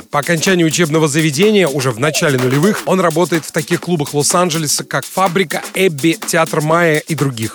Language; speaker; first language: Russian; native; Russian